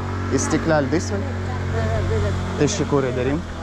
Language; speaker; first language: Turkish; non-native, learner; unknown